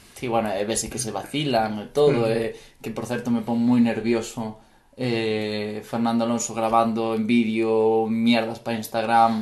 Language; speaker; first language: Spanish; non-native, local second language; Galician